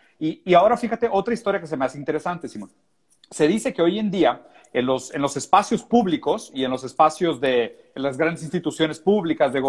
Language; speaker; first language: Spanish; native; Spanish